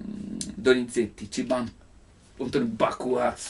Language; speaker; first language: Japanese; non-native, learner; Italian